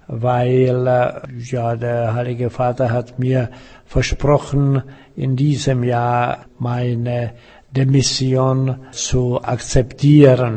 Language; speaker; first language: German; non-native, fluent; Czech